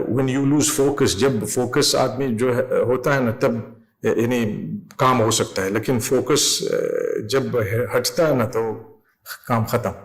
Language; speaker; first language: Urdu; non-native, fluent; English